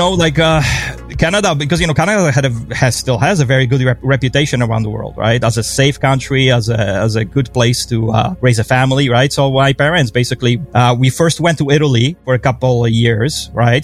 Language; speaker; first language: English; non-native, fluent; Polish